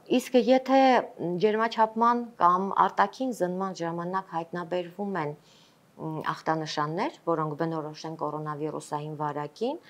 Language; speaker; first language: Armenian; native; Armenian